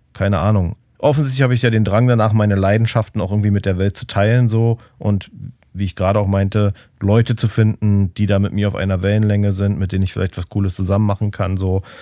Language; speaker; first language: German; native; German